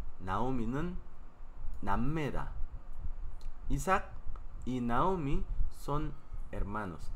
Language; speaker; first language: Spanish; non-native, fluent; Korean